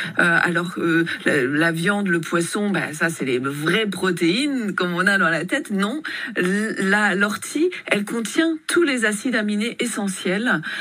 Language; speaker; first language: French; native; French